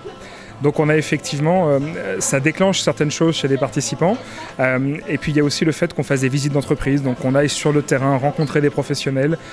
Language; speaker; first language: French; native; French